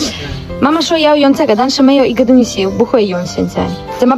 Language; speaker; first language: Chinese; non-native, learner; Ukrainian